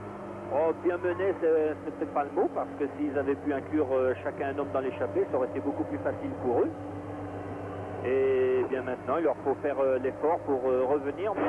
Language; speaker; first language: French; native; French